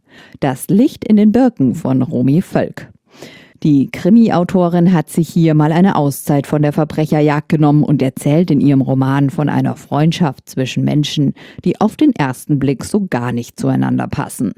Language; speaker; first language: German; native; German